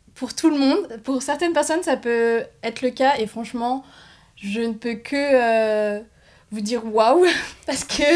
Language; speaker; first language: French; native; French